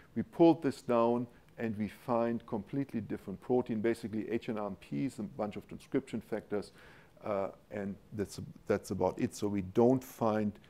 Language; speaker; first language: English; non-native, fluent; German